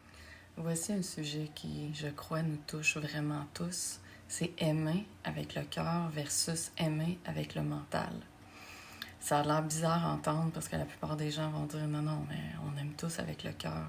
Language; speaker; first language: French; native; French